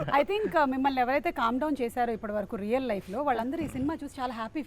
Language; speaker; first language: Telugu; native; Telugu